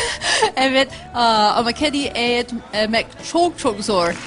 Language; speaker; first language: Turkish; non-native, learner; English